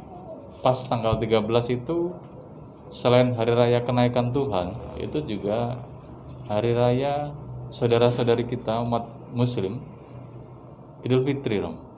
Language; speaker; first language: Indonesian; native; Indonesian